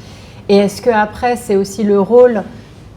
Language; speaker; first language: French; native; French